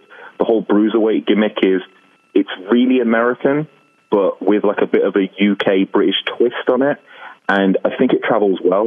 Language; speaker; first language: English; native; English